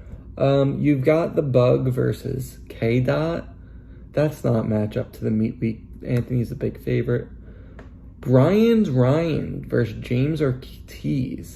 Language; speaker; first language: English; native; English